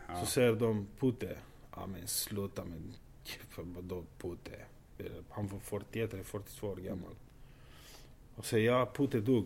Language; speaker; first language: Swedish; non-native, fluent; Romanian